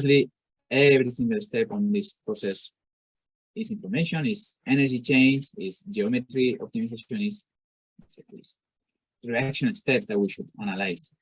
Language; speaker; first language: English; non-native, fluent; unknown